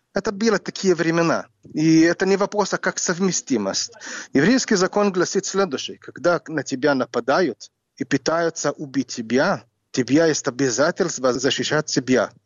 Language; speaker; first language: Russian; non-native, fluent; Hebrew